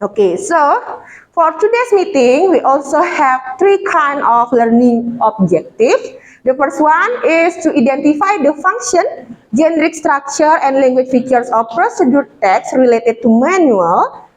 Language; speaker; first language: English; non-native, fluent; Indonesian